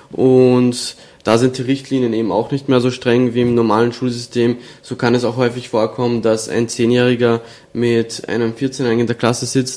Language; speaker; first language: German; native; German